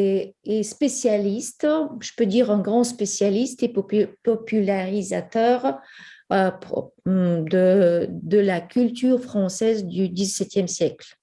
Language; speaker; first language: French; non-native, fluent; Ukrainian